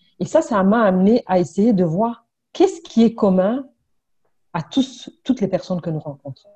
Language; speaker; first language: French; non-native, local second language; Kinyarwanda